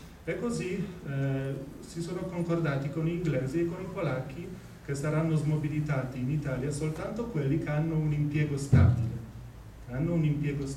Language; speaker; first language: Italian; non-native, fluent; Polish